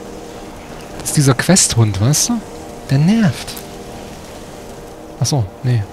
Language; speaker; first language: German; native; German